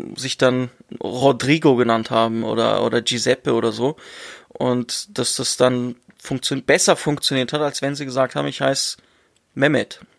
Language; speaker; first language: German; native; German